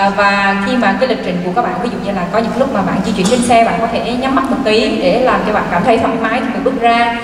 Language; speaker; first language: Vietnamese; non-native, local second language; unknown